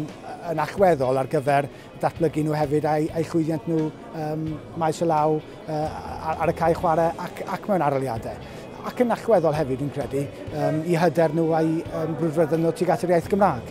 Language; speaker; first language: Welsh; native; Welsh